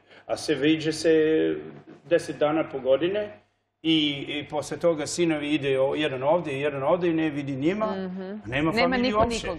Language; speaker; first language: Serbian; early bilingual, heritage; English